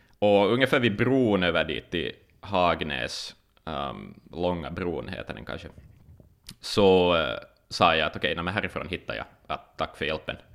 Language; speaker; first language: Swedish; native; Swedish